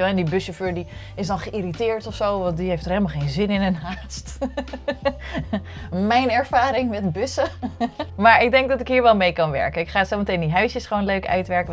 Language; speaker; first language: Dutch; native; Dutch